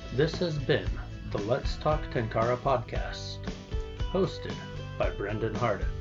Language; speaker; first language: English; native; English